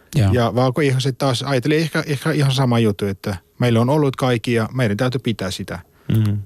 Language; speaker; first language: Finnish; non-native, fluent; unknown